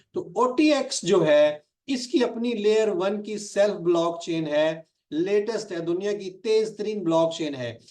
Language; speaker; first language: Urdu; non-native, local second language; Punjabi